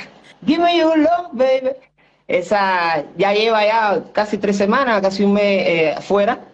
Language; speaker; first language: Spanish; native; Spanish